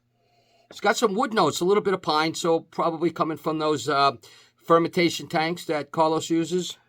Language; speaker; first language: English; native; English